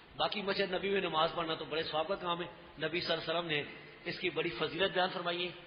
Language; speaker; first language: Urdu; non-native, local second language; Pashto